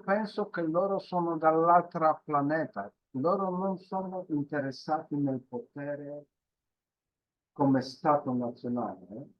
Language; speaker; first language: Italian; non-native, fluent; Polish